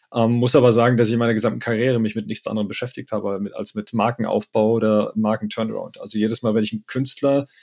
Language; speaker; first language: German; early bilingual, other home language; Arabic